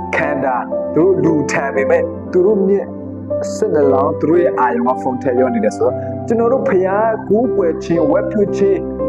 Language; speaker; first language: Burmese; non-native, local second language; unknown